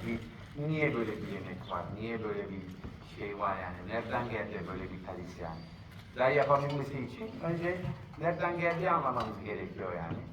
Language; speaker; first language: Turkish; non-native, fluent; Italian